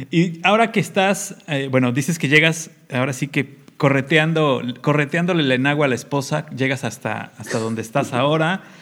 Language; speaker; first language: Spanish; native; Spanish